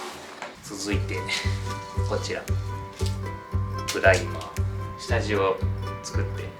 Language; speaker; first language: Japanese; native; Japanese